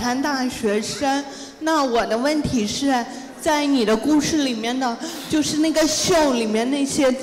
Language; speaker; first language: English; non-native, fluent; Chinese